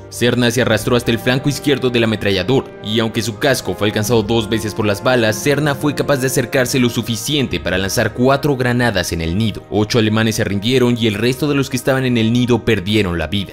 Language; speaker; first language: Spanish; native; Spanish